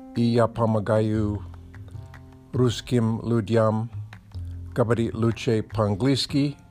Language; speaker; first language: Russian; non-native, learner; English